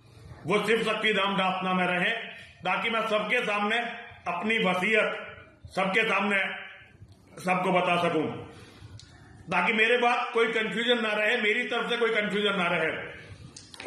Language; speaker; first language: Hindi; native; Hindi